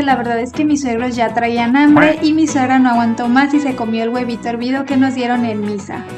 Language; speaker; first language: Spanish; native; Spanish